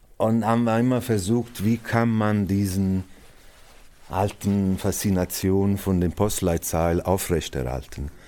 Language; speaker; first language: German; non-native, fluent; Italian